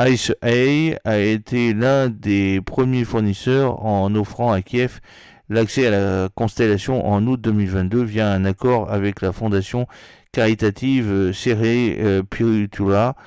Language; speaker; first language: French; native; French